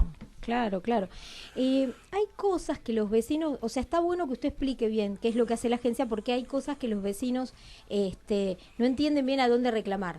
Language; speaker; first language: Spanish; native; Spanish